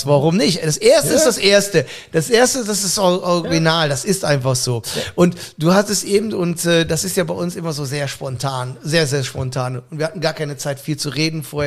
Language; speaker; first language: German; native; German